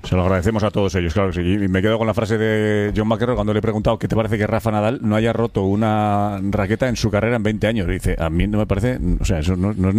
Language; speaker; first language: Spanish; native; Spanish